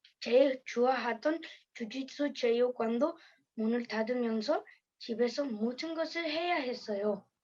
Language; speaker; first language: Korean; early bilingual, heritage; Korean